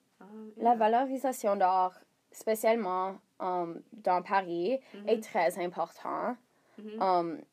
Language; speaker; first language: French; non-native, learner; English